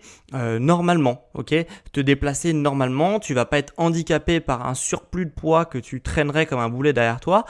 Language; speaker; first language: French; native; French